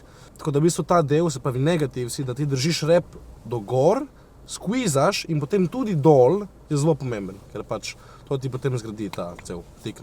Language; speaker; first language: Slovenian; native; Slovenian